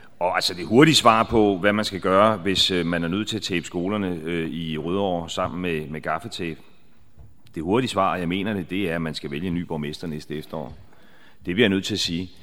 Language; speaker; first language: Danish; native; Danish